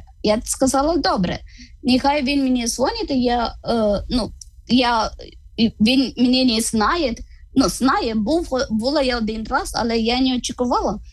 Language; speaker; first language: Ukrainian; non-native, learner; Malayalam